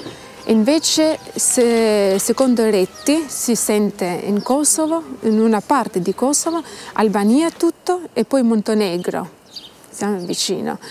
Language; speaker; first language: Italian; non-native, learner; Albanian